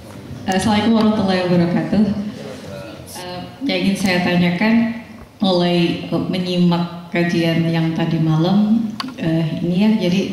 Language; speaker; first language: Indonesian; native; Indonesian